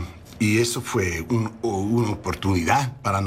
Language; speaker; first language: Spanish; non-native, learner; English